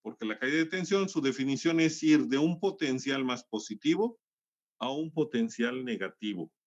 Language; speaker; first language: Spanish; native; Spanish